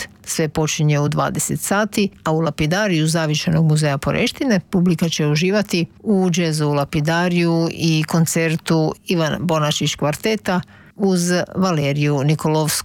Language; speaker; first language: Croatian; native; Croatian